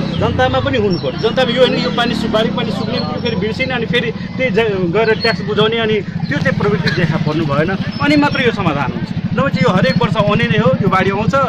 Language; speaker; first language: Nepali; non-native, local second language; Maithili